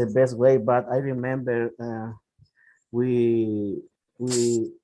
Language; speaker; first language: English; non-native, learner; Spanish